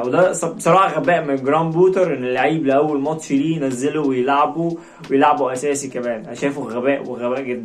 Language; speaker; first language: Arabic; native; Arabic